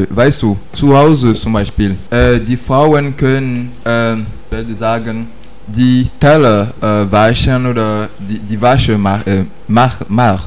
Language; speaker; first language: German; non-native, learner; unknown